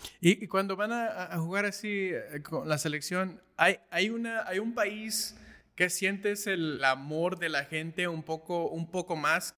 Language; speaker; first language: Spanish; early bilingual, heritage; Spanish